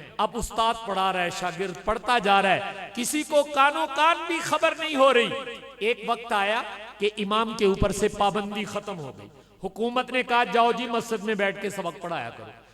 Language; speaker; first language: Urdu; non-native, local second language; Punjabi